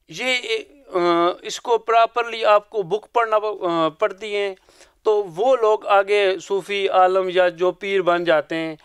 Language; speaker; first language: Urdu; non-native, local second language; Punjabi